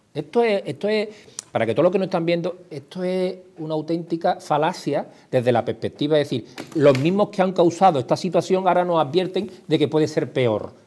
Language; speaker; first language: Spanish; native; Spanish